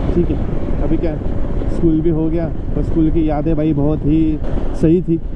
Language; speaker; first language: Hindi; non-native, local second language; Marathi